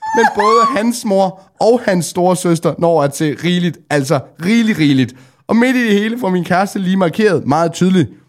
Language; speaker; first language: Danish; native; Danish